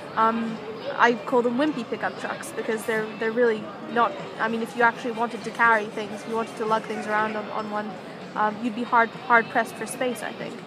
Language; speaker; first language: English; native; English